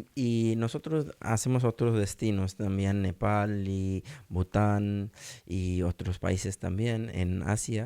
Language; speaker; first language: Spanish; non-native, learner; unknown